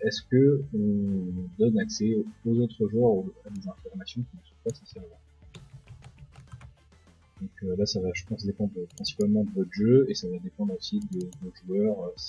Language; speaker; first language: French; native; French